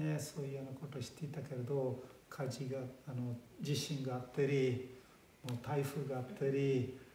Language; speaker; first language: Japanese; non-native, fluent; Malayalam